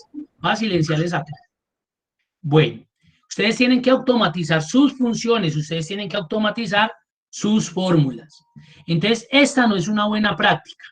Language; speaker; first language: Spanish; native; Spanish